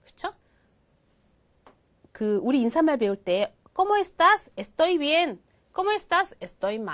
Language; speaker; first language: Spanish; non-native, fluent; Korean